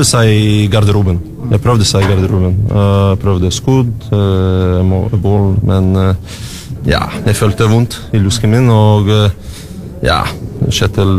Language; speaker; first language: Norwegian; non-native, learner; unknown